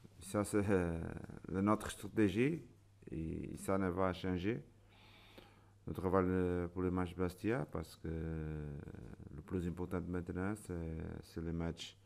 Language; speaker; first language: French; non-native, learner; Portuguese